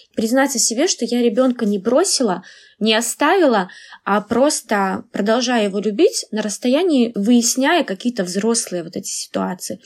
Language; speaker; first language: Russian; native; Russian